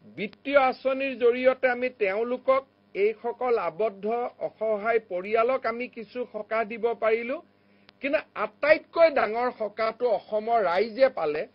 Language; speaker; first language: Assamese; native; Assamese